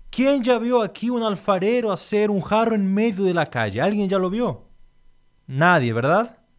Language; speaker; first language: Spanish; non-native, fluent; Portuguese